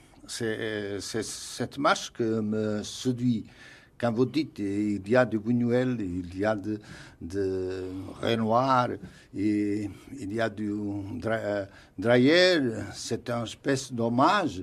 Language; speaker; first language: French; non-native, fluent; Portuguese